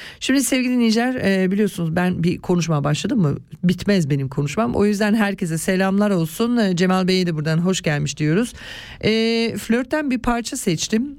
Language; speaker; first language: Turkish; early bilingual, other home language; Swiss German